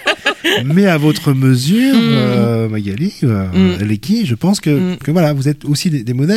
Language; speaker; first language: French; native; French